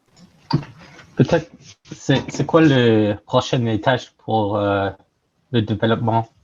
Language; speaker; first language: French; non-native, learner; English